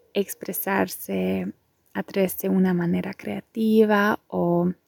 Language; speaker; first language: Spanish; non-native, fluent; German